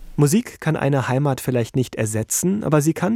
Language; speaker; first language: German; native; German